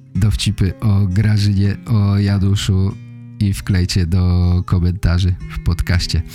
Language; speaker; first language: Polish; native; Polish